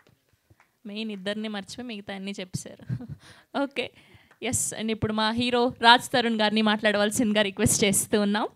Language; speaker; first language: Telugu; native; Telugu